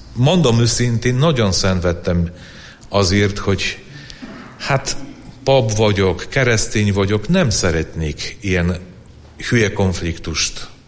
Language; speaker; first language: Hungarian; non-native, fluent; Polish